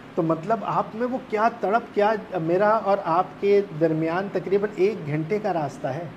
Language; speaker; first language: Urdu; native; Urdu